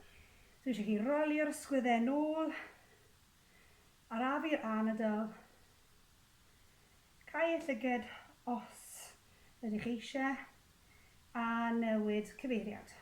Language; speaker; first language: Welsh; native; Welsh